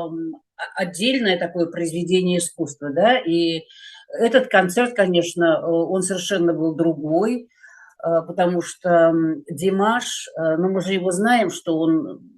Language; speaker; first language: Russian; native; Russian